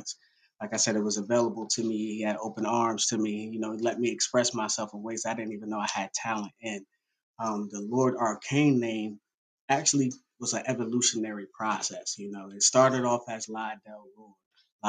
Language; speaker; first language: English; native; English